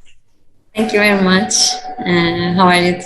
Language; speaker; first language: English; non-native, learner; Turkish